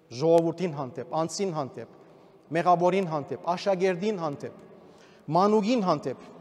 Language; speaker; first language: Armenian; early bilingual, heritage; Armenian